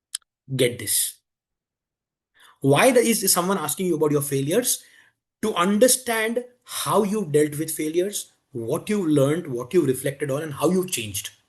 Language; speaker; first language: English; non-native, local second language; Hindi